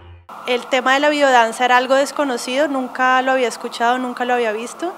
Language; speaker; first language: Spanish; native; Spanish